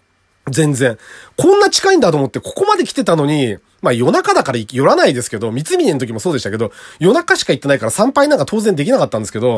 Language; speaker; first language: Japanese; native; Japanese